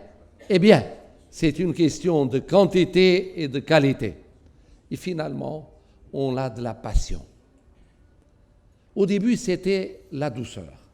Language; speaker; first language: French; non-native, fluent; Portuguese